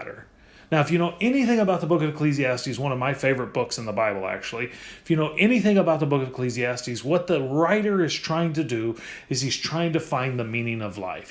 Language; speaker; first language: English; native; English